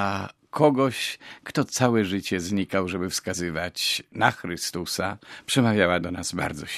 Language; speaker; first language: Polish; native; Polish